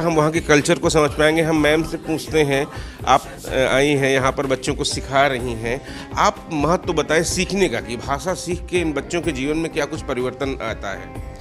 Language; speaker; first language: Hindi; native; Hindi